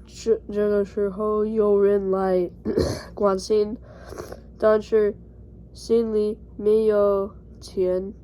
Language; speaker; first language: Chinese; non-native, learner; English